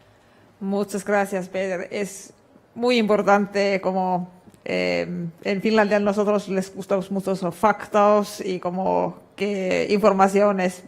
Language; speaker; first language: Spanish; non-native, fluent; Finnish